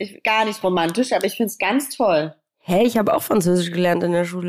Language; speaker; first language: German; native; German